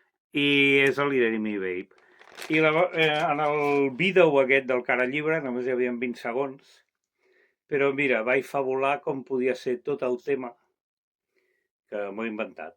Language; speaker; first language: Catalan; native; Catalan